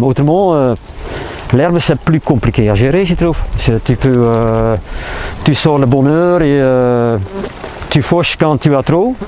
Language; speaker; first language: French; non-native, fluent; Dutch